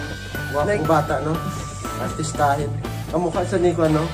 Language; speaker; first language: Filipino; native; Filipino